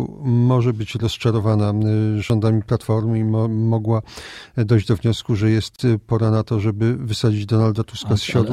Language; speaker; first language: Polish; native; Polish